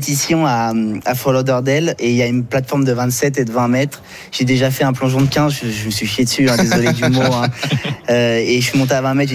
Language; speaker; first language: French; native; French